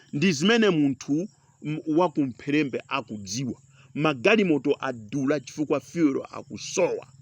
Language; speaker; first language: Nyanja; non-native, local second language; Tumbuka